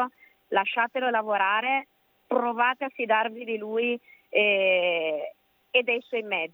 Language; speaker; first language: Italian; native; Italian